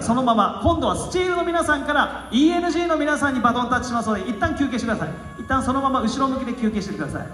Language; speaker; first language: Japanese; native; Japanese